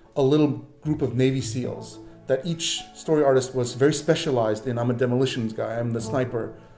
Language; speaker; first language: English; native; English